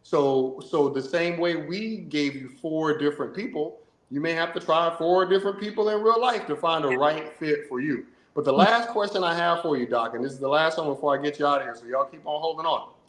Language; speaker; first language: English; native; English